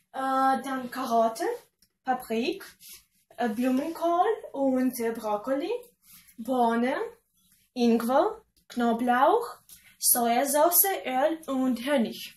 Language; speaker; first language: German; non-native, learner; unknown